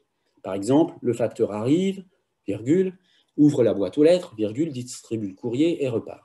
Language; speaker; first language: French; native; French